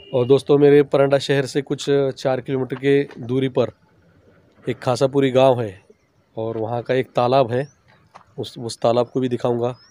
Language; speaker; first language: Hindi; non-native, local second language; Urdu